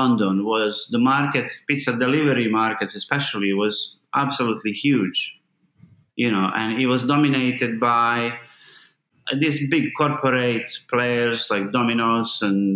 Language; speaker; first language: English; non-native, fluent; Bosnian